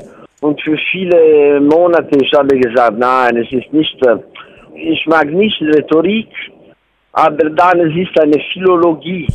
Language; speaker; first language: German; non-native, learner; Italian